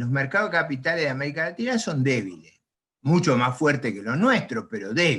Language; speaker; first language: Spanish; native; Spanish